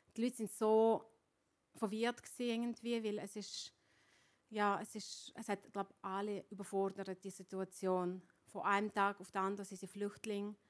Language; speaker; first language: German; non-native, fluent; Ukrainian